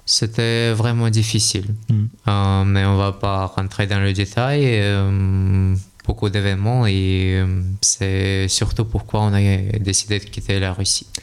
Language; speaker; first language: French; non-native, learner; Russian